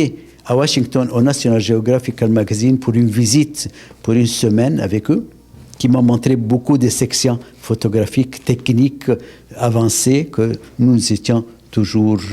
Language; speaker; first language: French; non-native, local second language; Arabic